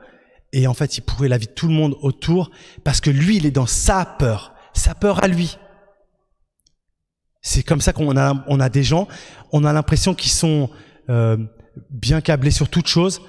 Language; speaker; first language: French; native; French